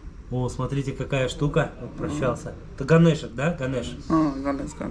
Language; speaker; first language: Russian; native; Russian